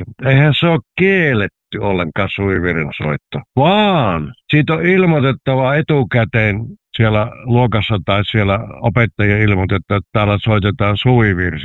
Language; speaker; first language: Finnish; native; Finnish